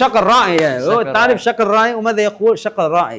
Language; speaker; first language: Arabic; non-native, fluent; Indonesian